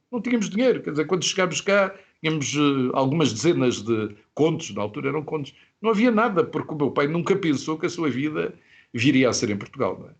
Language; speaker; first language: Portuguese; native; Portuguese